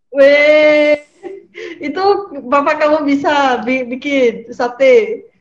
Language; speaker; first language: Indonesian; non-native, fluent; Malay